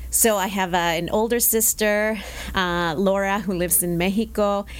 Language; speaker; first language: English; early bilingual, other home language; Spanish